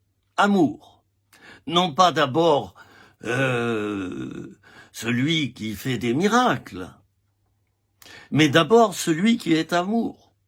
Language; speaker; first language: French; native; French